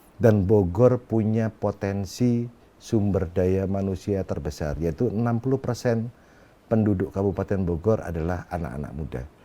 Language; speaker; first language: Indonesian; non-native, local second language; Sundanese